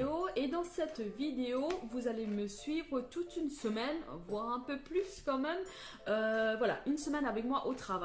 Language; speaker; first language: French; native; French